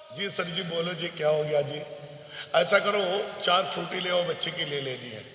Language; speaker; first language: Hindi; non-native, local second language; Bangla